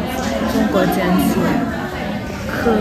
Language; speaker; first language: Chinese; non-native, learner; Thai